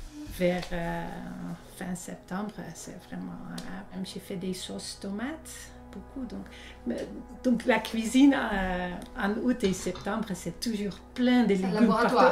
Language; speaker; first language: French; non-native, fluent; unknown